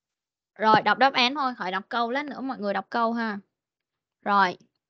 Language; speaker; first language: Vietnamese; native; Vietnamese